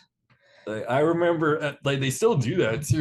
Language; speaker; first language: English; native; English